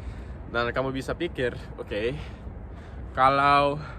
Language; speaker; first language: Indonesian; non-native, local second language; English